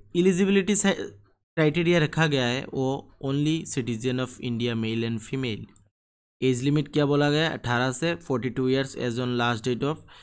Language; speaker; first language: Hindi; non-native, local second language; Bangla